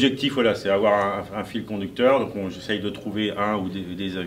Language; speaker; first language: French; native; French